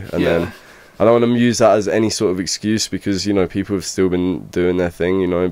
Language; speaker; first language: English; native; English